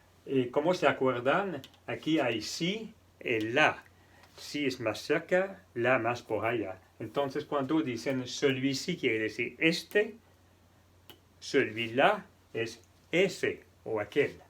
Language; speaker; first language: Spanish; non-native, fluent; French